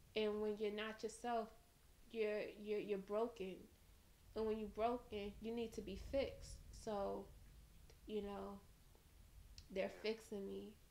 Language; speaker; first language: English; native; English